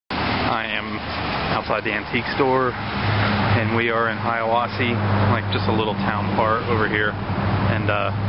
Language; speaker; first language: English; native; English